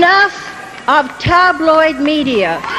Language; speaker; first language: English; native; English